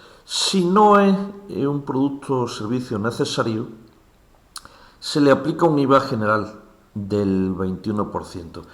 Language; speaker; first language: Spanish; native; Spanish